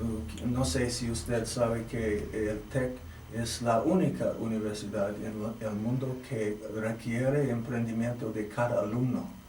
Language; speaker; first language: Spanish; non-native, fluent; English